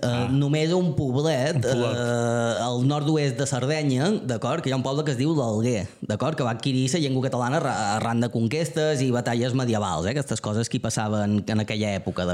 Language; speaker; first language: Catalan; native; Catalan